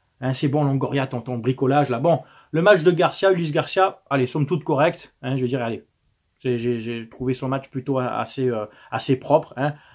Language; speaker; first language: French; native; French